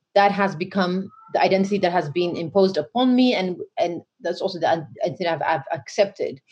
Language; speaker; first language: English; non-native, fluent; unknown